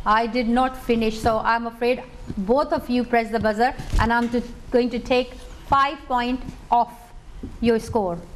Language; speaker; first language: English; non-native, local second language; Urdu